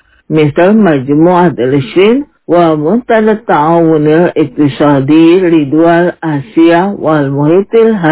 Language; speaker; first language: Arabic; non-native, fluent; Indonesian